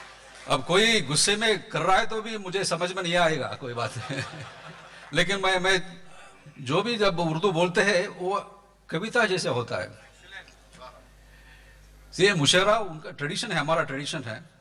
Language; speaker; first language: Hindi; non-native, local second language; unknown